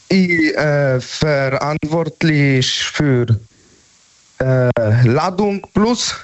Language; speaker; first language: German; non-native, learner; Polish